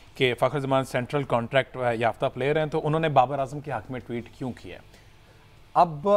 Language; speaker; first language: Urdu; non-native, local second language; Punjabi